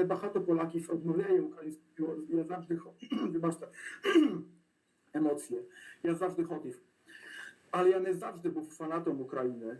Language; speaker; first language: Polish; non-native, learner; Ukrainian